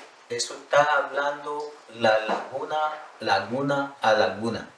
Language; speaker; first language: Spanish; non-native, local second language; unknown